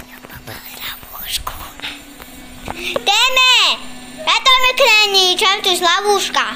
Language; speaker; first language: Russian; early bilingual, heritage; Russian